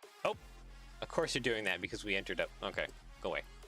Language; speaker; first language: English; native; English